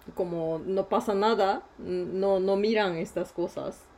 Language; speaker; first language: Spanish; non-native, learner; Japanese